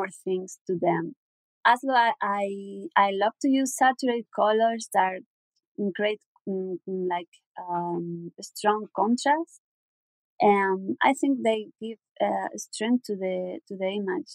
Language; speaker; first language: English; non-native, learner; Spanish